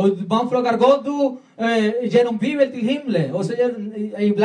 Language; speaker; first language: Swedish; non-native, learner; Spanish